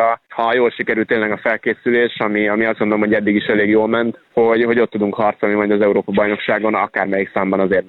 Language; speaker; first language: Hungarian; native; Hungarian